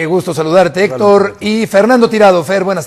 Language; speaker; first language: Spanish; native; Spanish